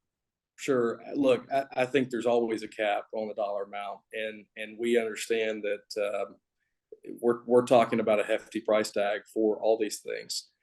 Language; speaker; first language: English; native; English